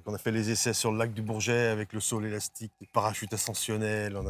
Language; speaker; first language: French; native; French